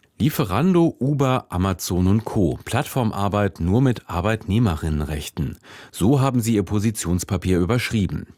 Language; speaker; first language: German; native; German